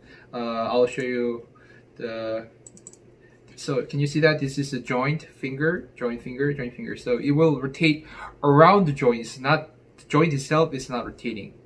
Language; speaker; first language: English; non-native, fluent; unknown